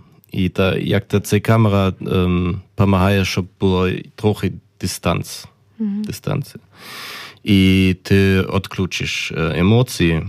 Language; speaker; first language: Ukrainian; early bilingual, heritage; German